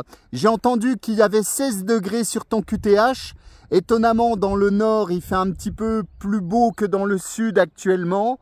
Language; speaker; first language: French; native; French